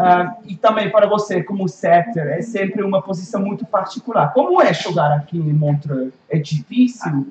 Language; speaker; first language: Portuguese; non-native, fluent; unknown